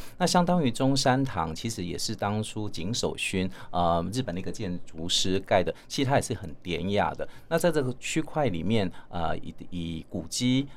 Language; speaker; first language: Chinese; native; Chinese